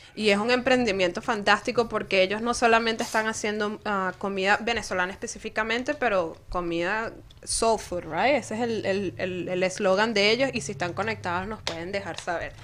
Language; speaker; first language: Spanish; native; Spanish